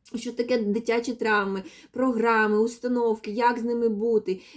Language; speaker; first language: Ukrainian; non-native, local second language; Russian